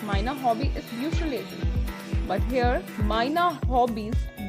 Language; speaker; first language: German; non-native, learner; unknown